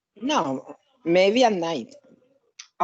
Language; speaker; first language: English; non-native, learner; Spanish